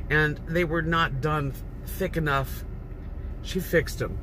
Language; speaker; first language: English; native; English